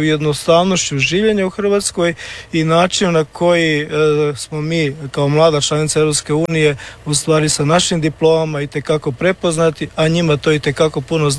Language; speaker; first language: Serbian; native; Serbian